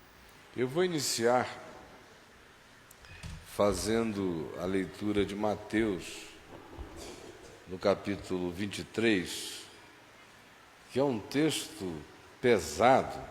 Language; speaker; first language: Portuguese; native; Portuguese